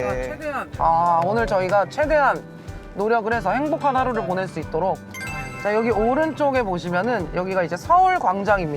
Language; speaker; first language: Korean; native; Korean